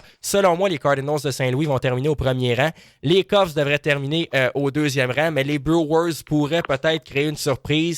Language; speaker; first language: French; native; French